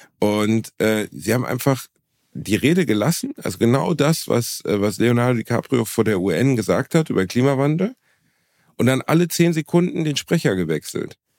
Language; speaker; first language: German; native; German